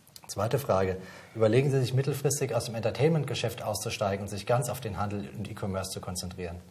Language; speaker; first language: German; native; German